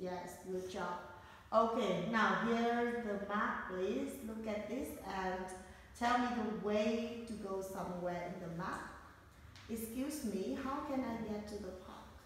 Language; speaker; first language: English; non-native, fluent; Vietnamese